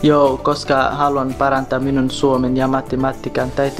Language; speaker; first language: Finnish; non-native, learner; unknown